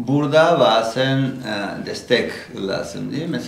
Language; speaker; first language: Turkish; non-native, learner; Spanish